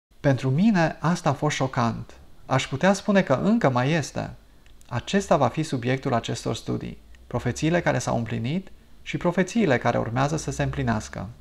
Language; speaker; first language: Romanian; non-native, fluent; English